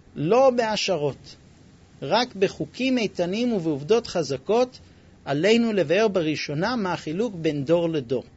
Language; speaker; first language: Hebrew; non-native, fluent; English